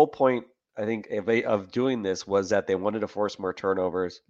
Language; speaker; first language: English; native; English